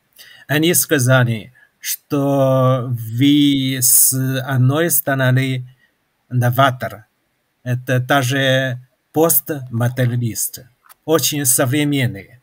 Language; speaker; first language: Russian; non-native, fluent; Chinese